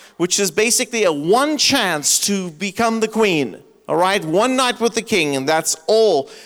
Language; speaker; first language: English; native; English